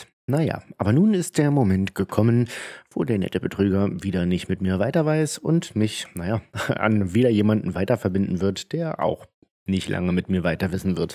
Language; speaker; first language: German; native; German